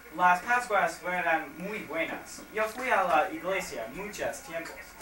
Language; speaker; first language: Spanish; non-native, learner; English